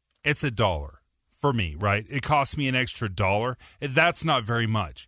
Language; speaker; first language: English; native; English